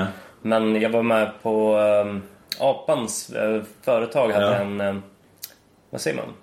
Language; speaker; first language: Swedish; native; Swedish